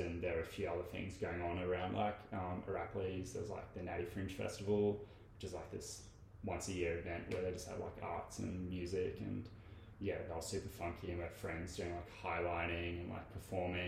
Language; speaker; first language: English; native; English